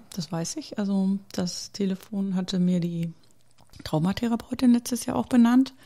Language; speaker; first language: German; native; German